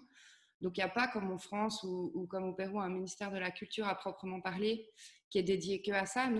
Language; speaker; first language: French; native; French